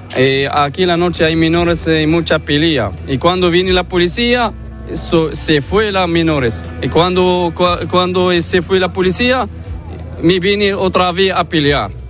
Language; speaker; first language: Spanish; non-native, learner; Arabic